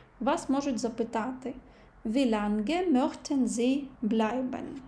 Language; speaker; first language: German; non-native, fluent; Ukrainian